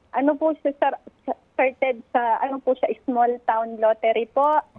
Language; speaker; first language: Filipino; non-native, local second language; Bikol